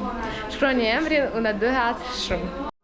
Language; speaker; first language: Albanian; non-native, learner; Russian